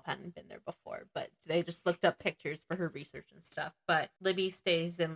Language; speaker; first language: English; native; English